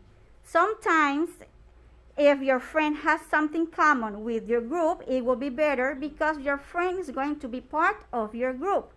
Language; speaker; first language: English; non-native, fluent; Spanish